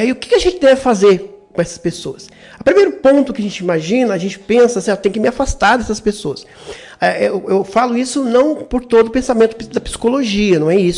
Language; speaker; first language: Portuguese; native; Portuguese